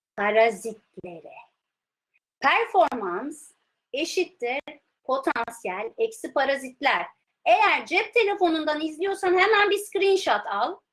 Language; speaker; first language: Turkish; early bilingual, heritage; Turkish